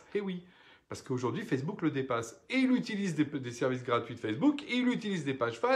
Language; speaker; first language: French; native; French